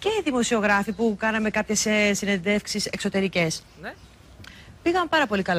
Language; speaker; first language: Greek; native; Greek